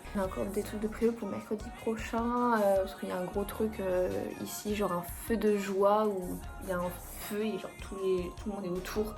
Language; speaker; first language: French; native; French